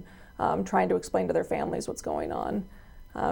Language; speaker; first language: English; native; English